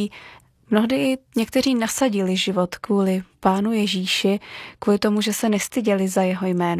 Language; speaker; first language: Czech; native; Czech